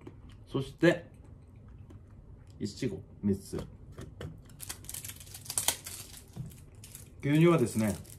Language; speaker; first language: Japanese; non-native, fluent; Korean